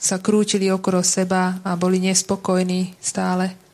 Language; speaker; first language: Slovak; non-native, local second language; Hungarian